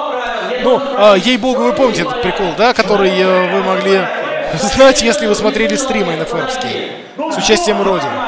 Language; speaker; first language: Russian; native; Russian